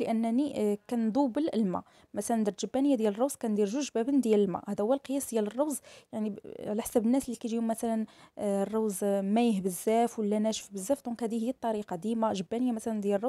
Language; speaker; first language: Arabic; native; Arabic